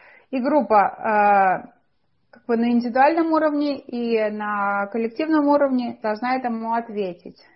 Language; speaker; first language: Russian; native; Russian